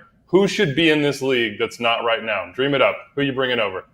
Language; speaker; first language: English; native; English